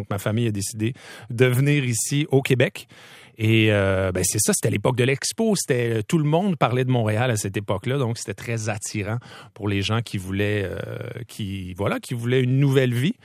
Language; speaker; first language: French; native; French